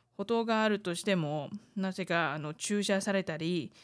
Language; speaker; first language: Japanese; non-native, fluent; Chinese